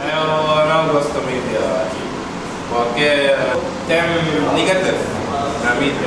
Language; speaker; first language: Portuguese; non-native, learner; Arabic